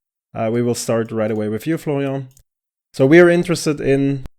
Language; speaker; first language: English; non-native, fluent; German